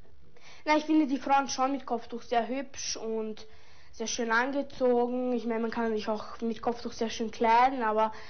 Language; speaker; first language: German; early bilingual, other home language; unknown